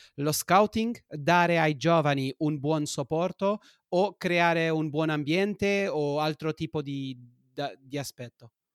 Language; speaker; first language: Italian; non-native, fluent; Portuguese